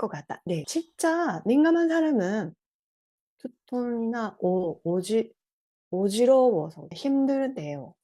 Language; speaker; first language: Korean; non-native, fluent; Japanese